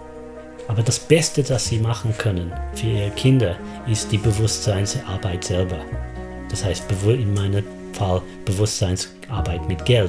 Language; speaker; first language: German; non-native, fluent; English